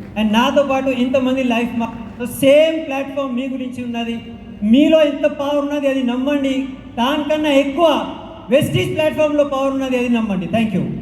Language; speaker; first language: Telugu; non-native, local second language; Hindi